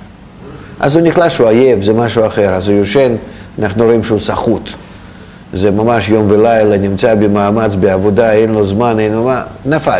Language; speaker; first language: Hebrew; non-native, fluent; Russian